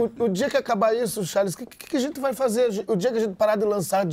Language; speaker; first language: Portuguese; native; Portuguese